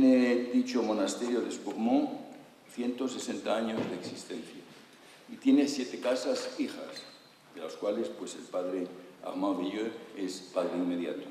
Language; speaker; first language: Spanish; native; Spanish